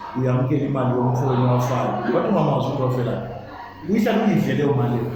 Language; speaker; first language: Zulu; native; Zulu